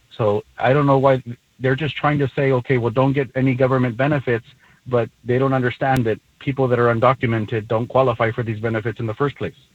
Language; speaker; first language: English; early bilingual, other home language; Spanish